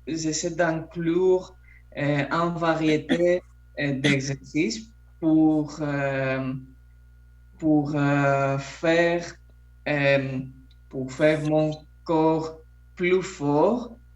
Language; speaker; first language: French; non-native, fluent; Polish